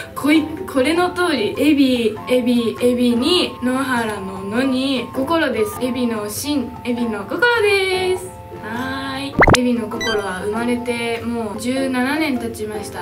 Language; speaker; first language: Japanese; native; Japanese